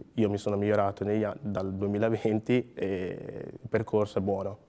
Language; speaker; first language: Italian; early bilingual, other home language; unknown